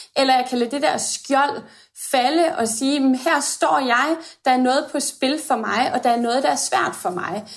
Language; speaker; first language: Danish; native; Danish